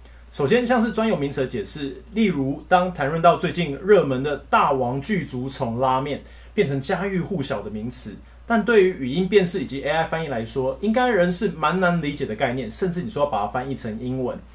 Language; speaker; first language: Chinese; native; Chinese